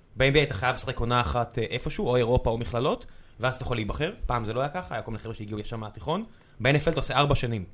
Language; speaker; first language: Hebrew; native; Hebrew